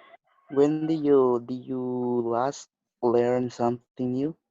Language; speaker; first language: English; non-native, learner; Spanish